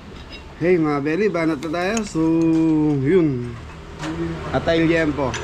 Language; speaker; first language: Filipino; native; Filipino